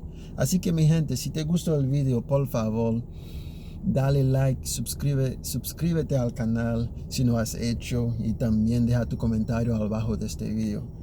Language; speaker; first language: Spanish; early bilingual, other home language; Haitian Creole